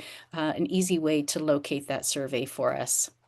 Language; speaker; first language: English; native; English